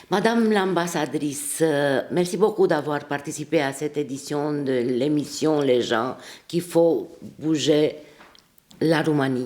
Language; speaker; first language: French; non-native, fluent; Romanian